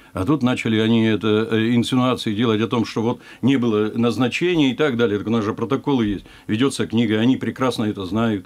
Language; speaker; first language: Russian; native; Russian